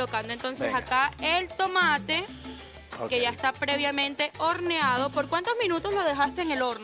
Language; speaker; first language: Spanish; native; Spanish